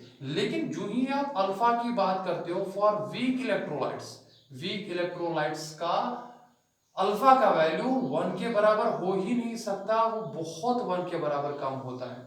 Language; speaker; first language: Hindi; non-native, local second language; Kashmiri